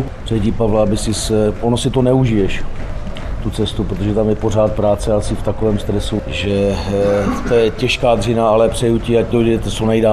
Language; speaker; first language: Czech; native; Czech